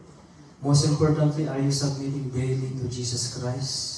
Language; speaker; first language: English; non-native, local second language; Filipino